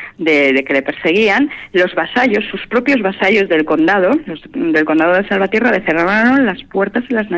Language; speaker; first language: Spanish; native; Spanish